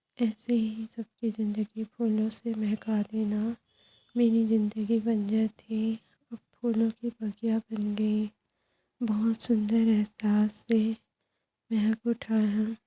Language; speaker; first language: Hindi; native; Hindi